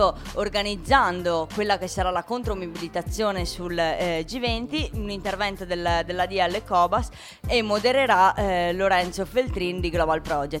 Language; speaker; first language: Italian; native; Italian